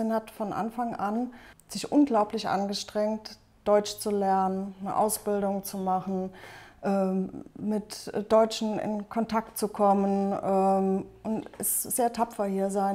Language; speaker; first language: German; native; German